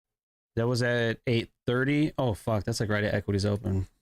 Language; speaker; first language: English; native; English